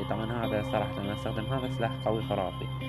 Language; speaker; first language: Arabic; native; Arabic